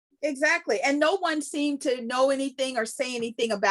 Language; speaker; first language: English; native; English